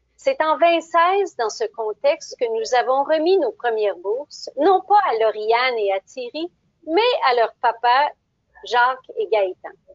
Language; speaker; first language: French; native; French